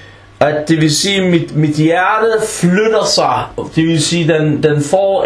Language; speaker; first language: Danish; early bilingual, other home language; Arabic